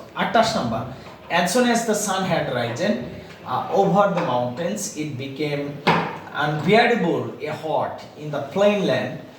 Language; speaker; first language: English; non-native, local second language; Bangla